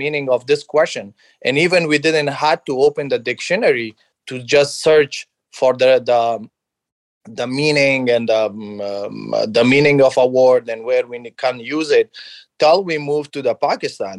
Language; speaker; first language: English; non-native, fluent; Persian